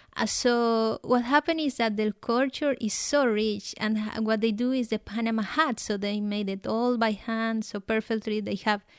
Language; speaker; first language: English; non-native, fluent; Spanish